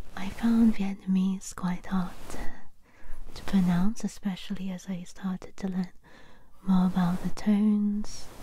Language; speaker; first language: English; native; English